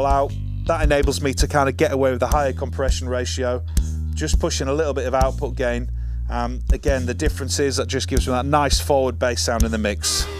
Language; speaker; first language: English; native; English